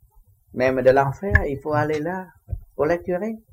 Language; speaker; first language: French; non-native, learner; Vietnamese